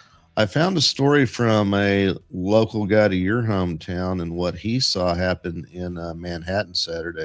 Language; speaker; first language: English; native; English